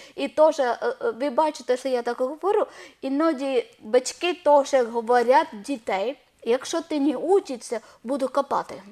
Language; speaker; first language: Ukrainian; non-native, learner; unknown